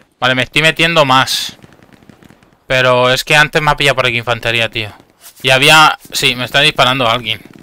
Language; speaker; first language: Spanish; native; Spanish